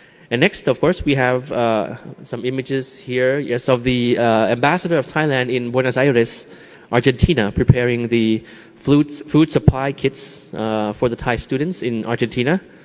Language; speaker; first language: English; non-native, fluent; Thai